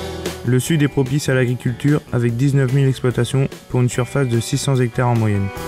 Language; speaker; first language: French; native; French